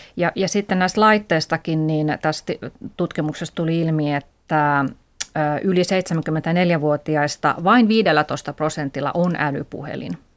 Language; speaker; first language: Finnish; native; Finnish